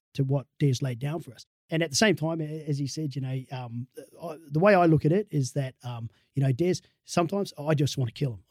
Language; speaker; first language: English; native; English